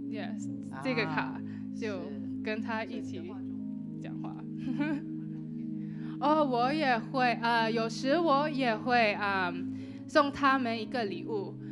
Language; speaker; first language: Chinese; non-native, learner; English